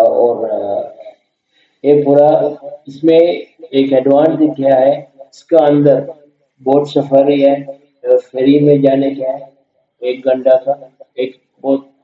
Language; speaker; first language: Hindi; non-native, learner; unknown